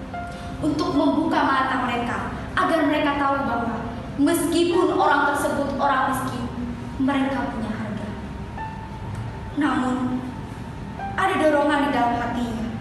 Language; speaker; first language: Indonesian; native; Indonesian